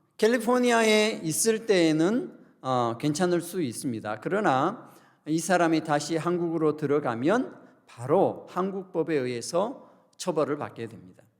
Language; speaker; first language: Korean; native; Korean